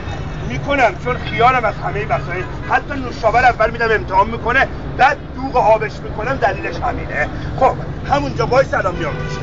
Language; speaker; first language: Persian; native; Persian